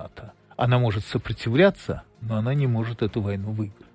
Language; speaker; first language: Polish; non-native, learner; Russian